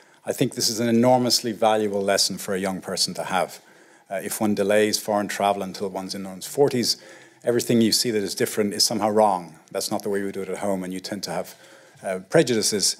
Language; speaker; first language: English; native; English